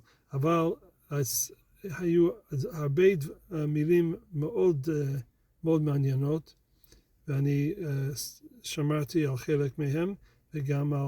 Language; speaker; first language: Hebrew; non-native, learner; English